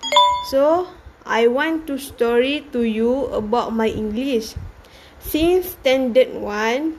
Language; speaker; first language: English; non-native, learner; Malay